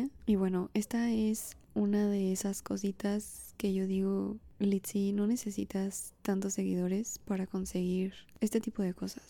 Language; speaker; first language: Spanish; native; Spanish